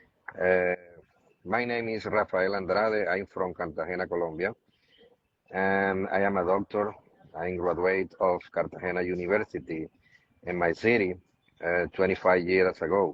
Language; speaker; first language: English; non-native, learner; Spanish